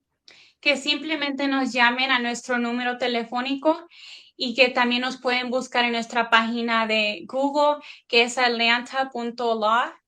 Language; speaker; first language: Spanish; early bilingual, heritage; Spanish